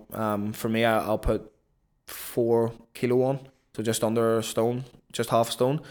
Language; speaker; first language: English; native; English